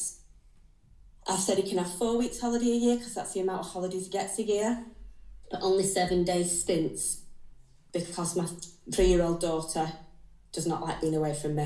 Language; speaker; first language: English; native; English